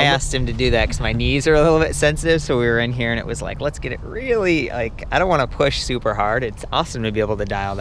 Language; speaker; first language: English; native; English